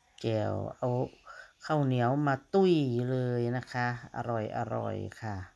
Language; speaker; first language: Thai; non-native, local second language; Lao